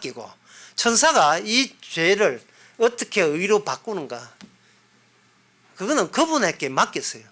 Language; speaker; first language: Korean; native; Korean